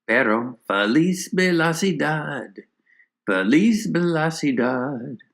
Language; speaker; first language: Spanish; non-native, learner; English